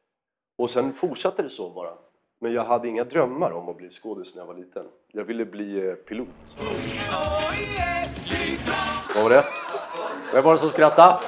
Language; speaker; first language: Swedish; native; Swedish